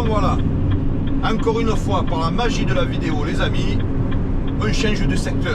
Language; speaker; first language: French; native; French